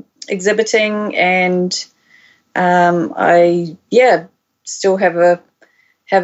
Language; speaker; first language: English; native; English